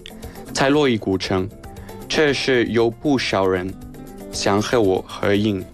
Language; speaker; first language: Chinese; non-native, fluent; Spanish